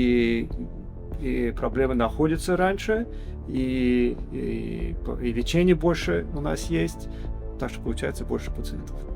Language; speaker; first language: Russian; early bilingual, heritage; English